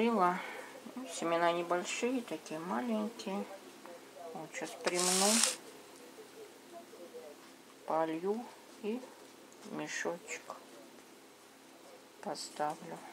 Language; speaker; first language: Russian; native; Russian